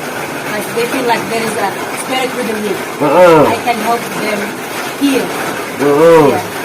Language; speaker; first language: English; non-native, fluent; Arabic